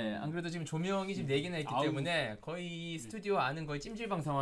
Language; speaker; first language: Korean; native; Korean